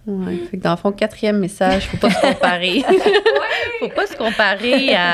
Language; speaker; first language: French; native; French